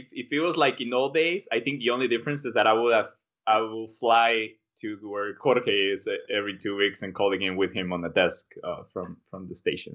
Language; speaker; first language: English; non-native, fluent; Spanish